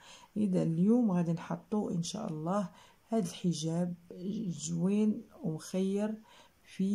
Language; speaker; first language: Arabic; native; Arabic